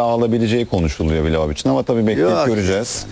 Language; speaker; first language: Turkish; native; Turkish